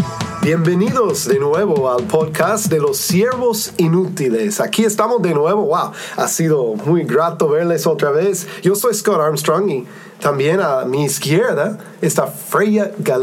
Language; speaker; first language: Spanish; non-native, fluent; English